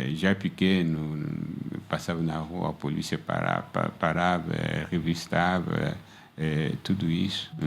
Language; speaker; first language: Portuguese; non-native, fluent; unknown